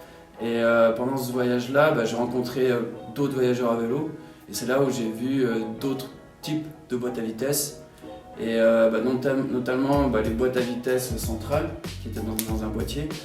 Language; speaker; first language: French; native; French